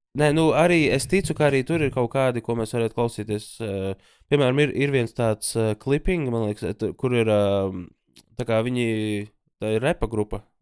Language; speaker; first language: Latvian; native; Latvian